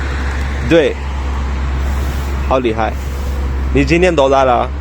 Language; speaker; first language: Chinese; non-native, learner; Kannada